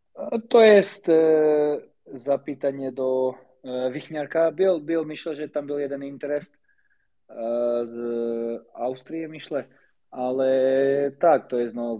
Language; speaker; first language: Polish; non-native, learner; Slovak